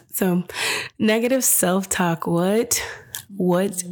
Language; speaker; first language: English; native; English